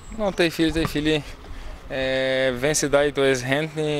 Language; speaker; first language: Polish; non-native, learner; Portuguese